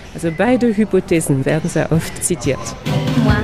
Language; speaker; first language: German; non-native, fluent; French